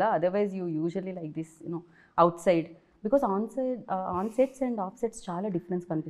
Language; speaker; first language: Telugu; native; Telugu